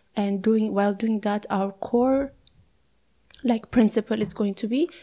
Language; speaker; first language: English; non-native, fluent; Amharic